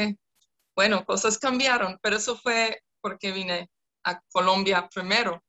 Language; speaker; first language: Spanish; non-native, fluent; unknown